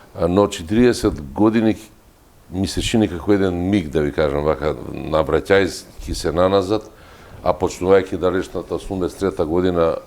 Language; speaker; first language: Macedonian; native; Macedonian